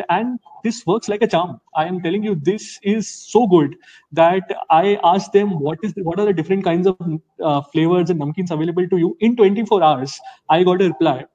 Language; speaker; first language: English; non-native, local second language; Hindi